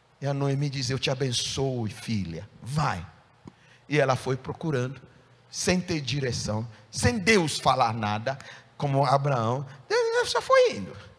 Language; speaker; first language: Portuguese; non-native, fluent; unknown